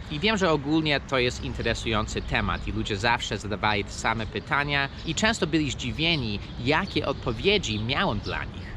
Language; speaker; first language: Polish; early bilingual, heritage; Polish